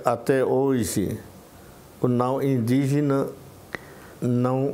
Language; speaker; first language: Portuguese; non-native, local second language; Yanomámi